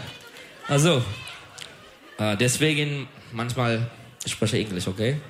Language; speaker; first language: German; non-native, learner; Turkish